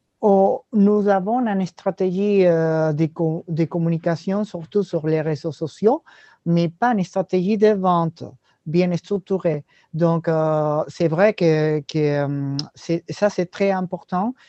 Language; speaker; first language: French; non-native, learner; Spanish